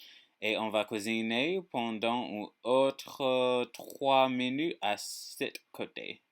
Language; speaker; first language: French; non-native, learner; English